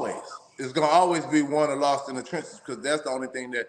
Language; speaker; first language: English; native; English